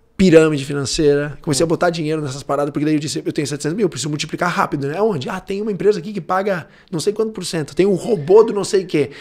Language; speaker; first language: Portuguese; early bilingual, other home language; Italian